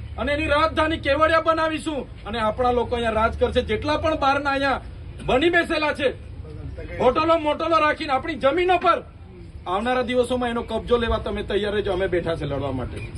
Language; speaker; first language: Gujarati; non-native, local second language; Vasavi